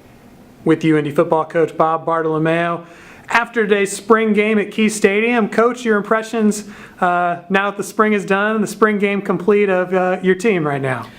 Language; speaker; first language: English; native; English